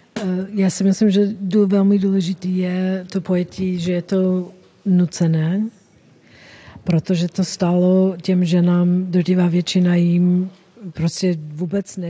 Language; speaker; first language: Czech; non-native, fluent; English